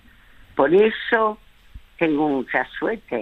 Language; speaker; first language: Spanish; early bilingual, other home language; French